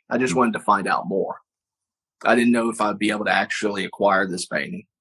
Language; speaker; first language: English; native; English